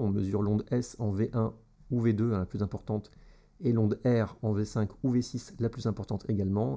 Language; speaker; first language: French; native; French